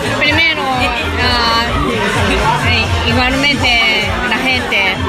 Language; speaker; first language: Spanish; non-native, learner; Japanese